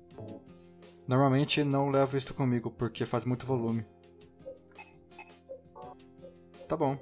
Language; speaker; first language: Portuguese; native; Portuguese